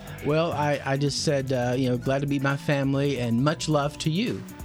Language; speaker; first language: English; native; English